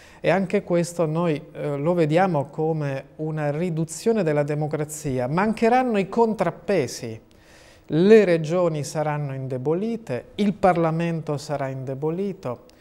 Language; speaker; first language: Italian; native; Italian